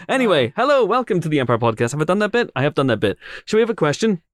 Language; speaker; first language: English; native; English